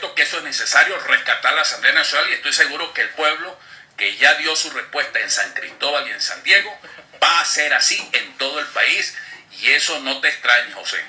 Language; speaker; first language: Spanish; native; Spanish